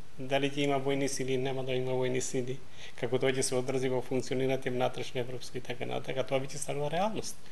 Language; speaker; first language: Macedonian; non-native, local second language; Albanian